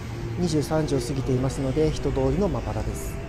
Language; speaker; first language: Japanese; native; Japanese